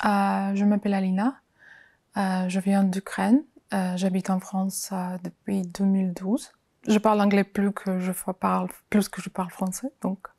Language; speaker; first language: French; non-native, fluent; Ukrainian